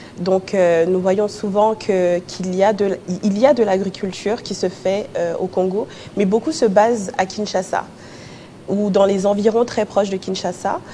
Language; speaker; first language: French; early bilingual, other home language; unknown